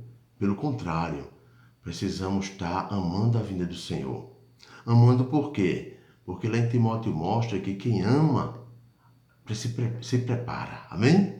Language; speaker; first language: Portuguese; native; Portuguese